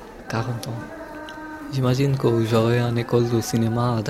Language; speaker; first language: French; non-native, fluent; Bangla